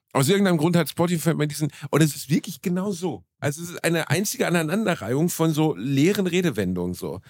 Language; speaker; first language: German; native; German